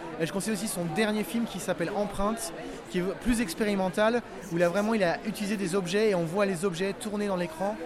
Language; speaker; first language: French; native; French